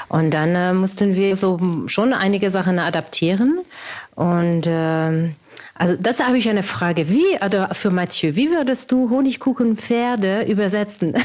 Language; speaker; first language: German; non-native, fluent; French